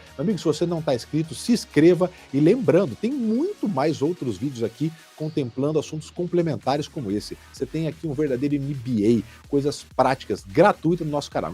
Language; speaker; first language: Portuguese; native; Portuguese